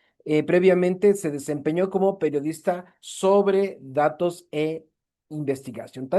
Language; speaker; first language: Spanish; native; Spanish